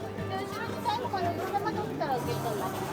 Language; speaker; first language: Japanese; native; Japanese